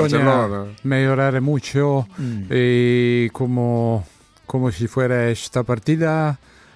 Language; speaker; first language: Italian; non-native, learner; Dutch